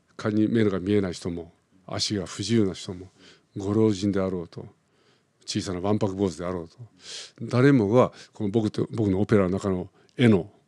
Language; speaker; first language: Japanese; native; Japanese